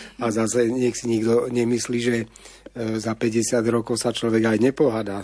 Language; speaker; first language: Slovak; native; Slovak